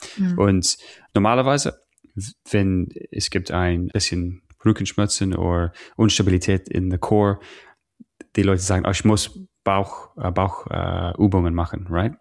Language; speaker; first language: German; non-native, learner; English